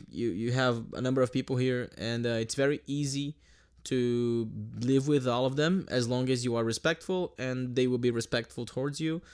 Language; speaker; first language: English; non-native, fluent; Portuguese